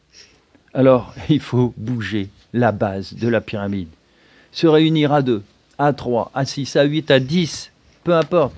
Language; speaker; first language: French; native; French